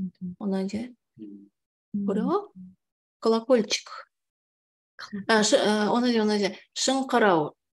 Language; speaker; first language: Japanese; non-native, fluent; Tatar